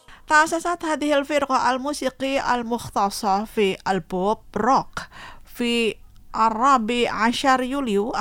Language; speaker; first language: Arabic; non-native, fluent; Indonesian